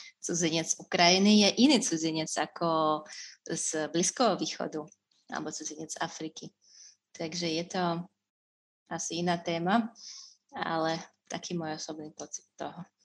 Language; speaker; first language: Slovak; non-native, fluent; Russian